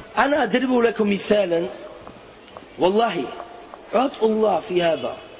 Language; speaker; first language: Arabic; non-native, fluent; German